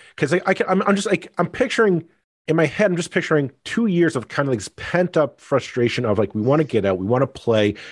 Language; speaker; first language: English; native; English